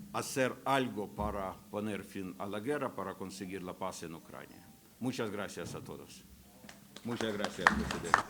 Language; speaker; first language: Spanish; non-native, fluent; Ukrainian